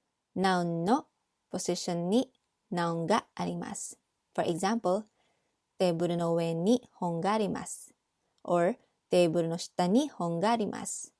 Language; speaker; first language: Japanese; non-native, fluent; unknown